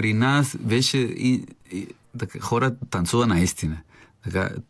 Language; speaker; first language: Bulgarian; non-native, learner; Spanish